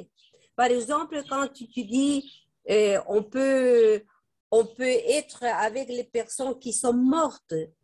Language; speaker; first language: French; non-native, fluent; Spanish